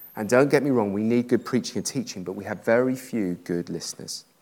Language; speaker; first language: English; native; English